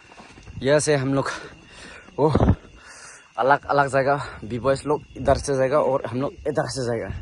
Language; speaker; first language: Hindi; non-native, local second language; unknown